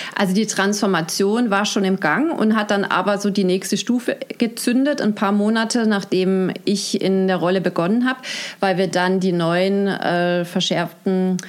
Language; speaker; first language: German; native; German